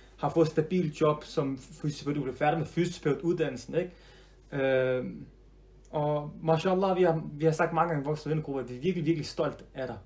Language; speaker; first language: Danish; early bilingual, other home language; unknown